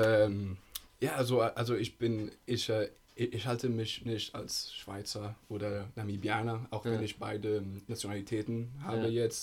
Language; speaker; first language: German; non-native, fluent; Italian